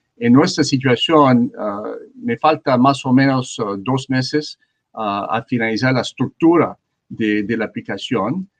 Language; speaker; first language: Spanish; non-native, learner; French